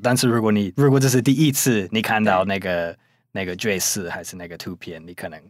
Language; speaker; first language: Chinese; non-native, fluent; English